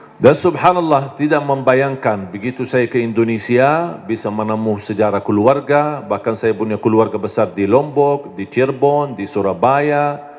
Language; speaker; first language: Indonesian; non-native, fluent; Arabic